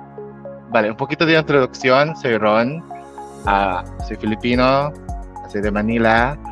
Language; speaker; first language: Spanish; non-native, fluent; Filipino